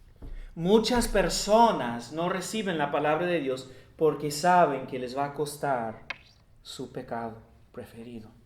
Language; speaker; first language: Spanish; non-native, fluent; English